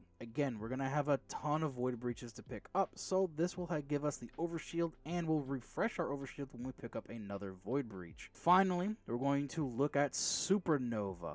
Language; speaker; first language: English; native; English